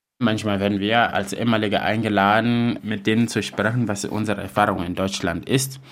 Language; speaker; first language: German; non-native, fluent; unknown